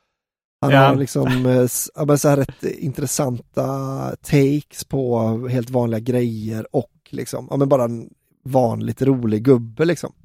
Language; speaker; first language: Swedish; native; Swedish